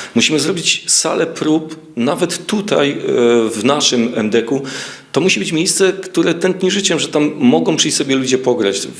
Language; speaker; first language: Polish; native; Polish